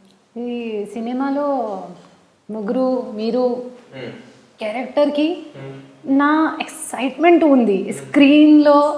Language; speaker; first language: Telugu; non-native, learner; Hindi